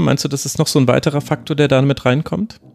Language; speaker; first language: German; native; German